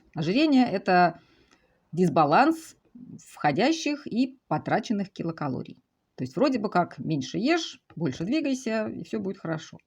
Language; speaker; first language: Russian; native; Russian